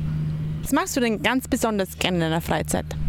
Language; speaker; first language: German; native; German